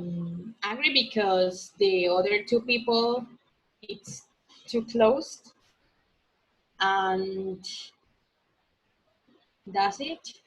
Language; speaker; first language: English; non-native, learner; Spanish